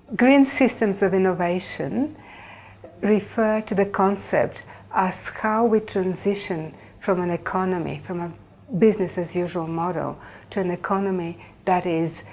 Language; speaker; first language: English; non-native, fluent; Bulgarian